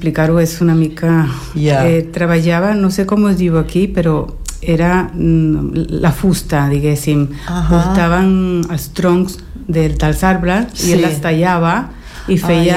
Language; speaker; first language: Catalan; non-native, fluent; Spanish